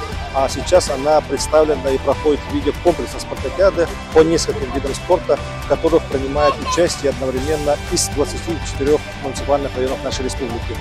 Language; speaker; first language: Russian; native; Russian